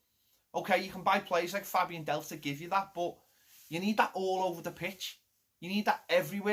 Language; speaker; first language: English; native; English